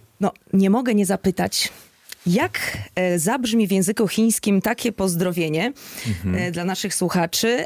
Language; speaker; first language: Polish; native; Polish